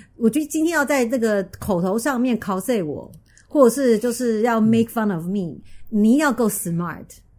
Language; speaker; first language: Chinese; native; Chinese